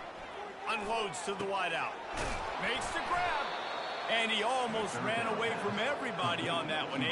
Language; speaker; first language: English; native; English